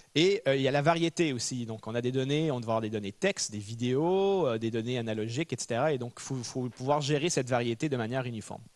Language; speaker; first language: French; native; French